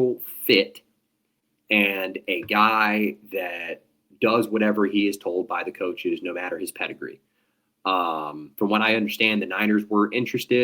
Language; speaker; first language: English; native; English